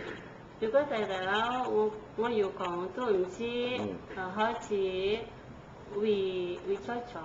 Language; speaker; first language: Cantonese; non-native, learner; Indonesian